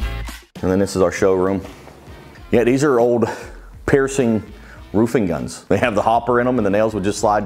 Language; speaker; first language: English; native; English